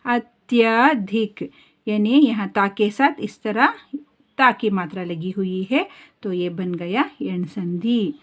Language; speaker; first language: Hindi; non-native, local second language; Kannada